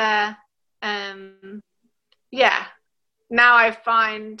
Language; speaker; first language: English; native; English